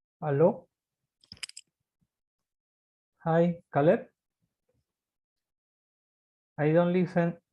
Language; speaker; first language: English; non-native, learner; Spanish